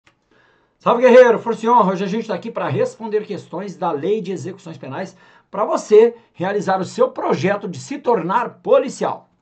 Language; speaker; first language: Portuguese; native; Portuguese